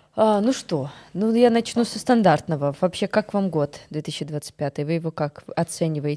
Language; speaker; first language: Russian; native; Russian